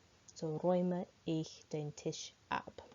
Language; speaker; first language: German; non-native, learner; English